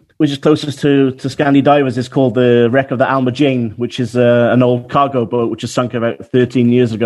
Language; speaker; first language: English; native; English